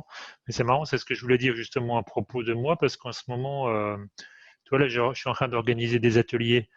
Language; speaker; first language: French; native; French